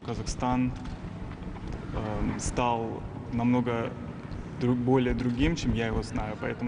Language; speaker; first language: Russian; non-native, fluent; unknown